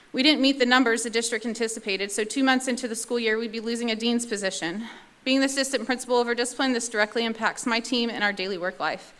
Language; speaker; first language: English; native; English